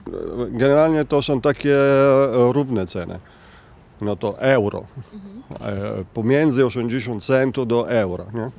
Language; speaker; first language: Polish; non-native, learner; Italian